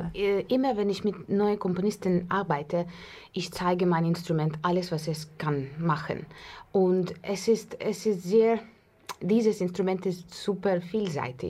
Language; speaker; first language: German; non-native, fluent; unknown